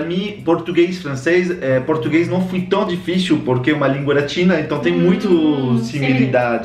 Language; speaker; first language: Portuguese; non-native, fluent; French